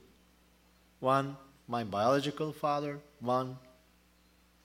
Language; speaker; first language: English; non-native, learner; Turkish